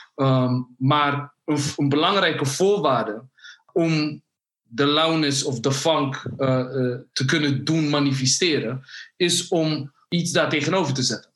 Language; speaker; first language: Dutch; early bilingual, other home language; Somali